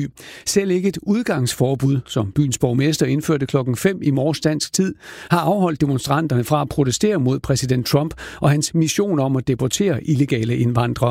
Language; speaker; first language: Danish; native; Danish